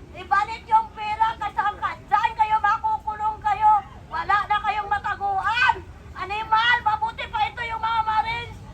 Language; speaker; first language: Filipino; non-native, local second language; Cebuano